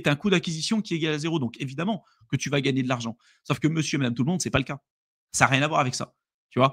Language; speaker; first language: French; native; French